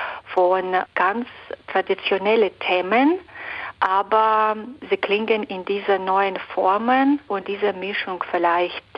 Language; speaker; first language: German; non-native, fluent; Belarusian